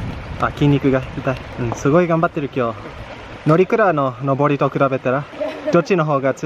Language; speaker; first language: Japanese; non-native, fluent; English